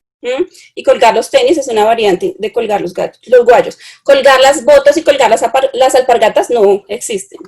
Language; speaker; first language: Spanish; native; Spanish